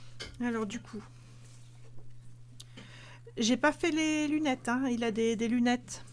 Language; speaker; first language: French; native; French